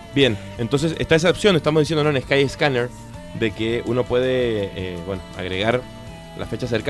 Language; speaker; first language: Spanish; native; Spanish